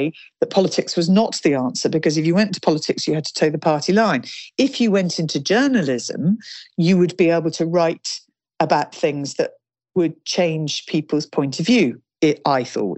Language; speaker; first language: English; native; English